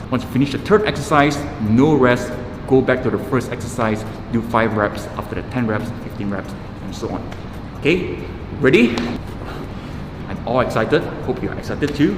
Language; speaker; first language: English; non-native, local second language; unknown